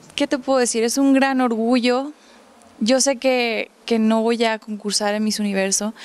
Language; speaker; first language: Spanish; early bilingual, heritage; Spanish